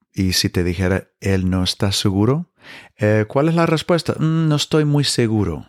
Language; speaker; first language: Spanish; non-native, fluent; English